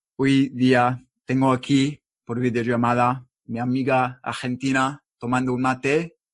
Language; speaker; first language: Spanish; non-native, learner; English